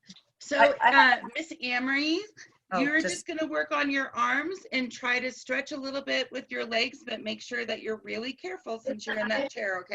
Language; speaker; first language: English; native; English